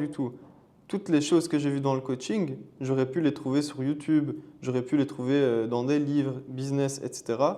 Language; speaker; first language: French; native; French